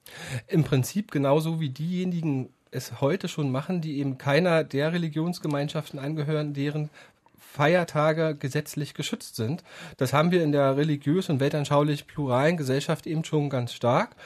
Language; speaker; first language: German; native; German